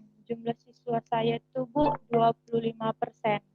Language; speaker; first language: Indonesian; native; Indonesian